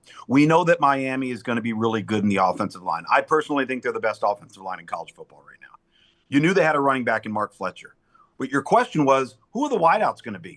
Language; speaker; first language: English; native; English